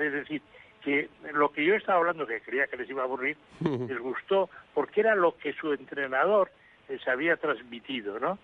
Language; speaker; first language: Spanish; native; Spanish